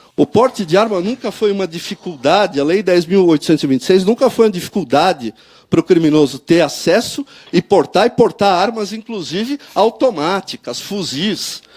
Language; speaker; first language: Portuguese; native; Portuguese